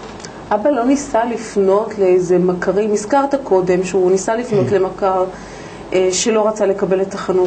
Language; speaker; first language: Hebrew; native; Hebrew